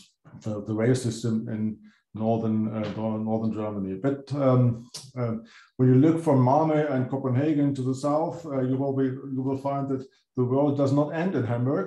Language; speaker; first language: English; non-native, fluent; German